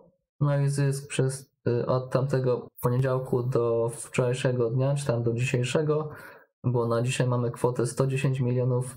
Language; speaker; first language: Polish; native; Polish